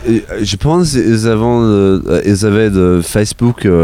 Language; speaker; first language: French; non-native, learner; English